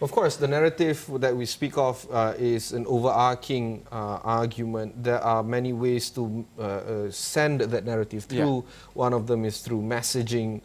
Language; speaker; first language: English; non-native, local second language; Malay